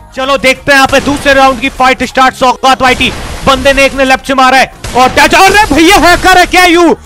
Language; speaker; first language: Hindi; native; Hindi